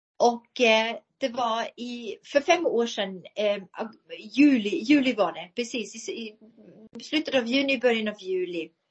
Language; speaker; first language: Swedish; non-native, fluent; German